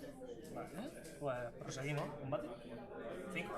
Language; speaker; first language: Spanish; native; Spanish